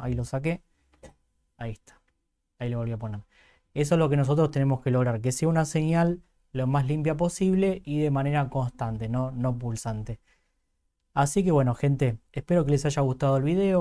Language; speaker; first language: Spanish; native; Spanish